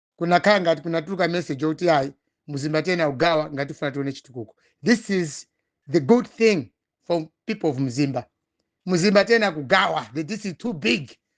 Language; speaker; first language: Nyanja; non-native, local second language; Tumbuka